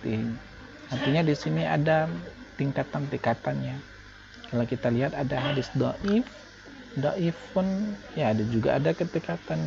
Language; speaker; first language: Indonesian; native; Indonesian